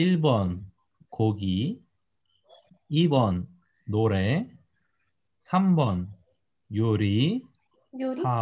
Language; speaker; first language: Korean; non-native, fluent; Russian